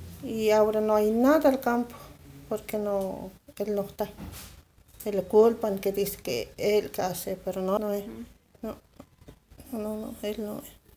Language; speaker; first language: Spanish; non-native, local second language; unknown